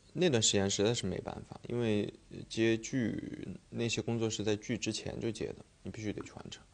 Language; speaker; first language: Chinese; native; Chinese